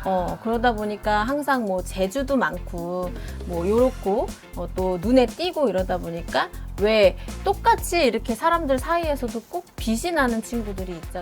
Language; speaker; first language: Korean; native; Korean